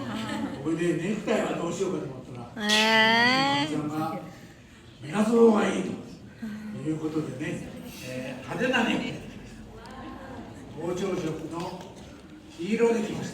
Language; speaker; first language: Japanese; native; Japanese